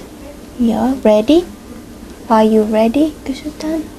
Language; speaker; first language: Finnish; non-native, fluent; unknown